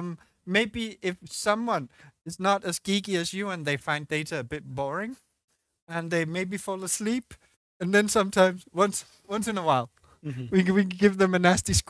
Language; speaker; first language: English; non-native, fluent; Danish